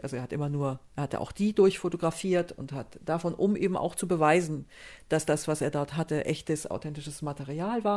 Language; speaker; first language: German; native; German